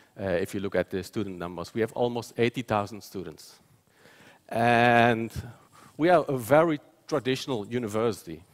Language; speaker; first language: English; non-native, fluent; Dutch